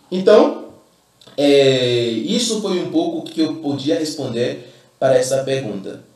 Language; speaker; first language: Portuguese; non-native, fluent; Fon